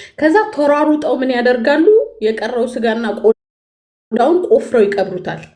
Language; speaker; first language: Amharic; native; Amharic